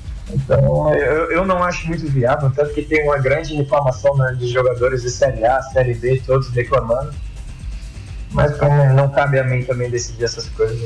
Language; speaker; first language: Portuguese; native; Portuguese